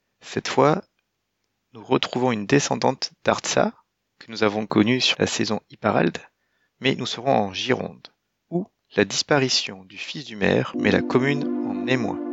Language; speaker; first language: French; native; French